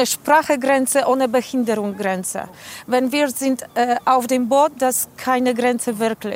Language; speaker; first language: German; non-native, learner; Polish